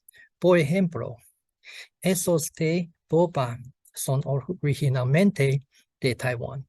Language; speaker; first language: Spanish; non-native, learner; Chinese